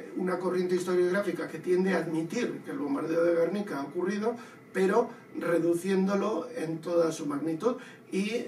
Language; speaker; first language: Spanish; non-native, local second language; Basque